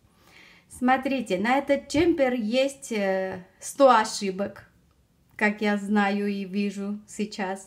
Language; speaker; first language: Russian; non-native, fluent; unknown